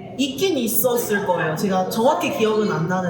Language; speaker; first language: Korean; native; Korean